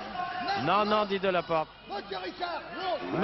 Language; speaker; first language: French; native; French